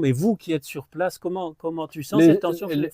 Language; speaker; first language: French; native; French